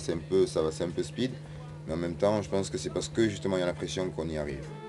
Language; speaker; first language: French; native; French